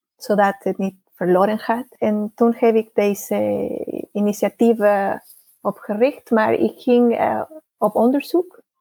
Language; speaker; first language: Dutch; non-native, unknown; Spanish